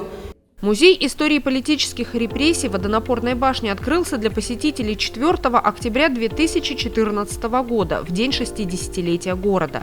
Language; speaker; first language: Russian; native; Russian